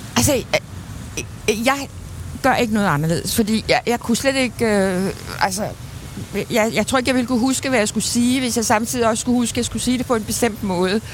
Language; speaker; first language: Danish; native; Danish